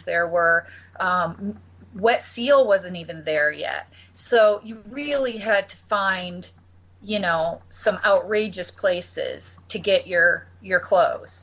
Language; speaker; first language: English; native; English